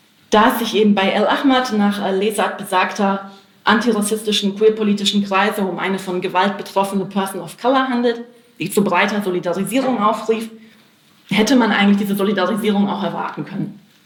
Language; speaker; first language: German; native; German